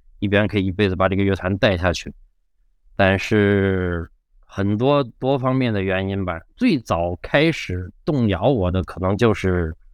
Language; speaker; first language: Chinese; native; Chinese